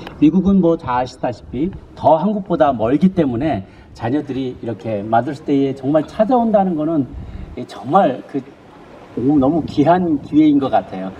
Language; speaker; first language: Korean; native; Korean